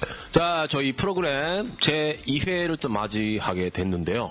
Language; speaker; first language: Korean; non-native, fluent; Japanese